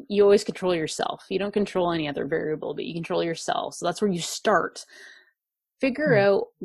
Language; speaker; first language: English; native; English